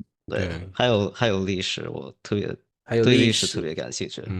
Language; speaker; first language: Chinese; early bilingual, heritage; English